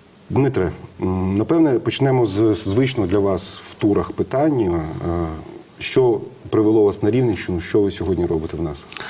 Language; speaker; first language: Ukrainian; native; Ukrainian